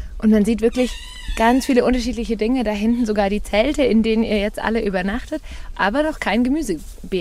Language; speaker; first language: German; native; German